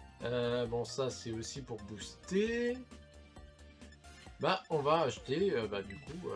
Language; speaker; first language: French; native; French